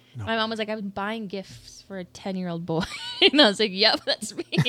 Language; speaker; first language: English; native; English